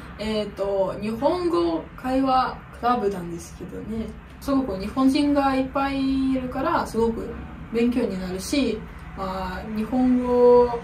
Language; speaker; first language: Japanese; non-native, learner; Russian